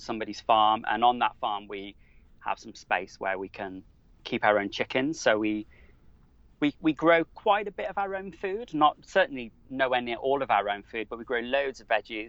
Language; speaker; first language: English; native; English